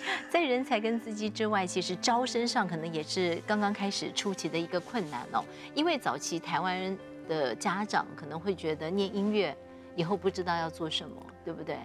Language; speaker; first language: Chinese; native; Chinese